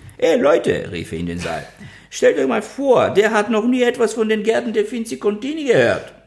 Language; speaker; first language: German; non-native, fluent; Bulgarian